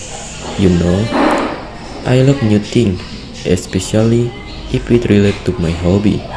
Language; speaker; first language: English; non-native, learner; Indonesian